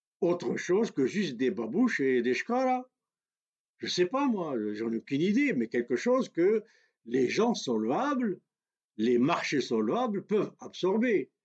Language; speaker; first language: French; non-native, local second language; Kabyle